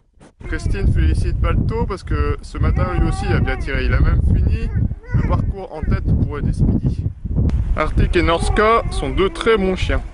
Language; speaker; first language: French; native; French